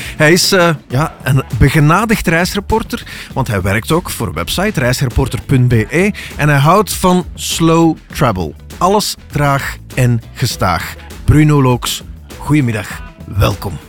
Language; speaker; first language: Dutch; native; Dutch